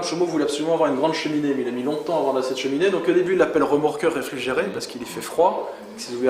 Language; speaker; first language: French; native; French